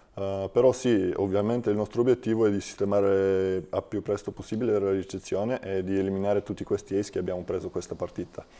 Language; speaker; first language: Italian; non-native, fluent; Bulgarian